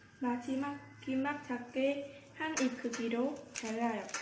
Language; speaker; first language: Korean; non-native, learner; Vietnamese